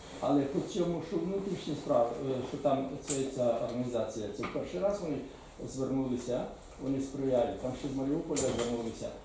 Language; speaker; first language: Ukrainian; native; Ukrainian